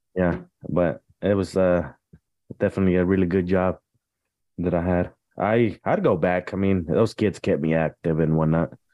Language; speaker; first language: English; early bilingual, other home language; Spanish